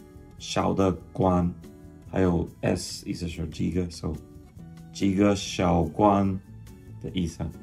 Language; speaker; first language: Chinese; non-native, fluent; English